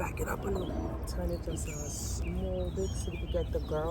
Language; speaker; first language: English; native; English